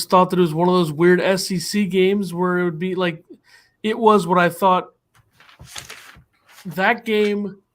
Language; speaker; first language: English; native; English